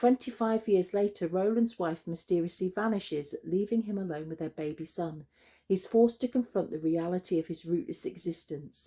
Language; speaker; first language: English; native; English